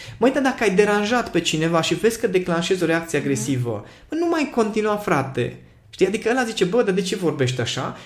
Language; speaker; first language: Romanian; non-native, local second language; Hungarian